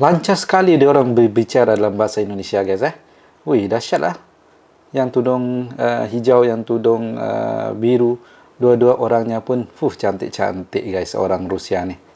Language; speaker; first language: Indonesian; non-native, local second language; Malay